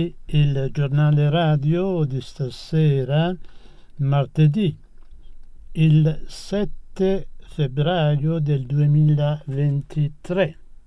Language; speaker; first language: Italian; non-native, fluent; Persian